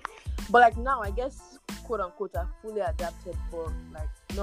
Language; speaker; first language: English; non-native, local second language; Yoruba